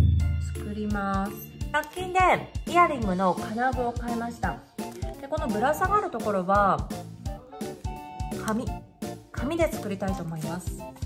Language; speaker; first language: Japanese; native; Japanese